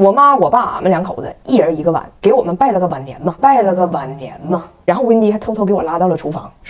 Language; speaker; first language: Chinese; native; Chinese